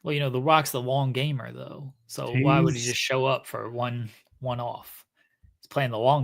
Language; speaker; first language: English; native; English